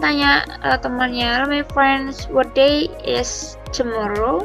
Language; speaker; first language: English; non-native, learner; Indonesian